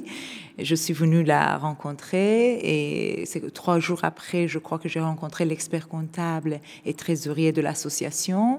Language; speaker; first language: French; non-native, fluent; Persian